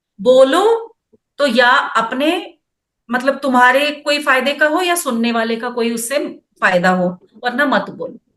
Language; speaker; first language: Hindi; non-native, local second language; Kannada